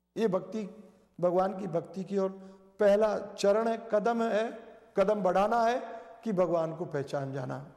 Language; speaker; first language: Hindi; native; Hindi